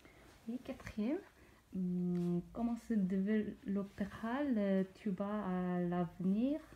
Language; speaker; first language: French; non-native, learner; Korean